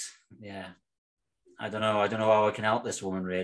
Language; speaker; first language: English; native; English